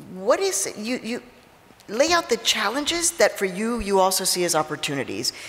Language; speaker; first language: English; early bilingual, other home language; Spanish